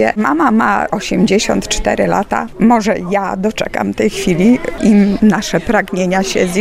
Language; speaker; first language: Polish; native; Polish